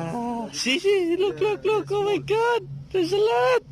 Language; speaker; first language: English; non-native, local second language; Filipino